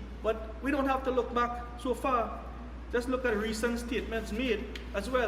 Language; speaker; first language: English; native; English